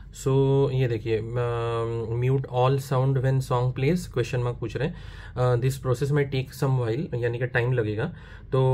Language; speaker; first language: Hindi; non-native, local second language; Marathi